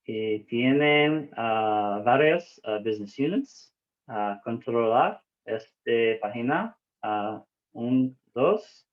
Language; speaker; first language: Spanish; non-native, learner; English